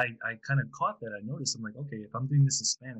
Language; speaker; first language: English; native; English